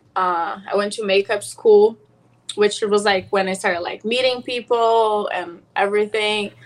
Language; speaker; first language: English; non-native, fluent; Portuguese